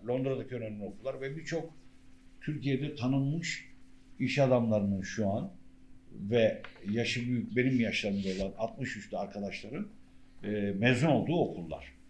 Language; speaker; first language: Turkish; native; Turkish